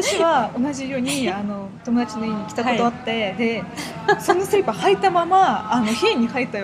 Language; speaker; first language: Japanese; non-native, fluent; Russian